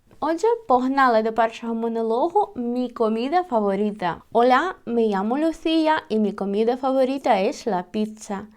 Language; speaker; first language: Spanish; non-native, fluent; Ukrainian